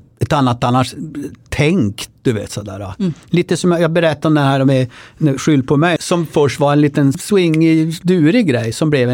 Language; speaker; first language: Swedish; native; Swedish